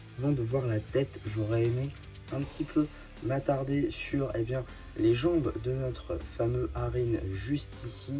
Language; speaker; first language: French; native; French